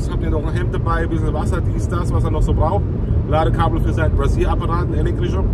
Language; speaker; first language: German; native; German